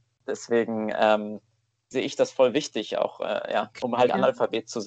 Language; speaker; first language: German; native; German